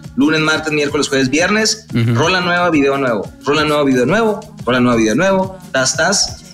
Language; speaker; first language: Spanish; native; Spanish